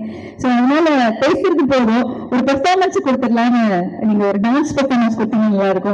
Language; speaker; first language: Tamil; native; Tamil